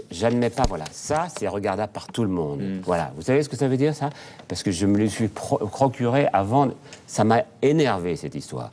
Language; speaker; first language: French; native; French